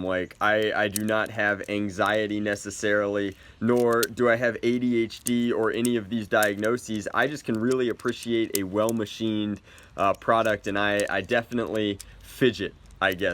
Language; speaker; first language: English; native; English